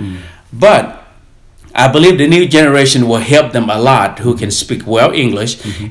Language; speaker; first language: English; non-native, fluent; Lao